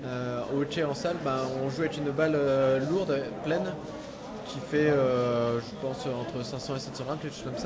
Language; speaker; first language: French; native; French